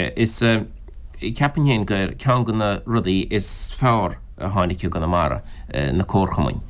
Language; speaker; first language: Irish; native; Irish